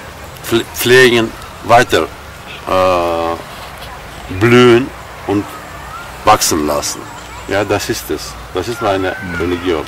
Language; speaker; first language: German; non-native, fluent; Armenian